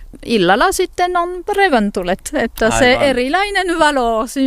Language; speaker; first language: Finnish; non-native, learner; French